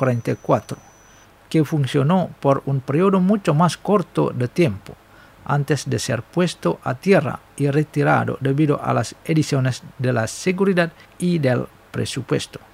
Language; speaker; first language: Spanish; non-native, fluent; Indonesian